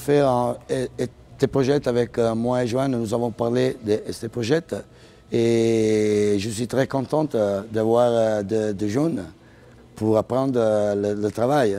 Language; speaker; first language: French; non-native, learner; Italian